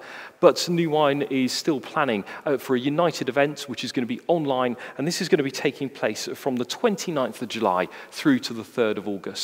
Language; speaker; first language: English; native; English